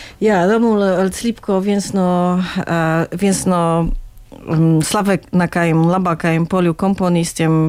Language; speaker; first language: Latvian; non-native, fluent; Polish